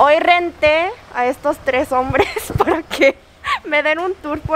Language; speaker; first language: Spanish; early bilingual, other home language; Korean